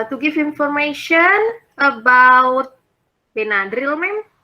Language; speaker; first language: English; non-native, learner; Indonesian